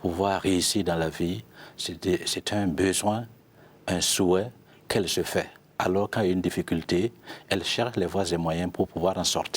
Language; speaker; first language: French; non-native, local second language; Mossi